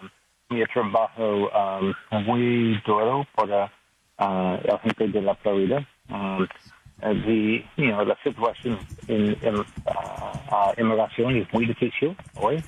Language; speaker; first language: Spanish; non-native, learner; English